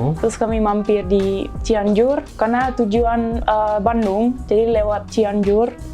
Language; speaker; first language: Indonesian; non-native, fluent; Dutch